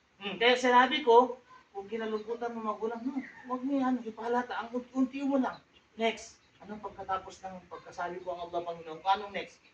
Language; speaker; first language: Filipino; non-native, local second language; Tausug